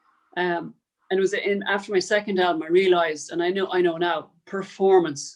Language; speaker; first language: English; native; English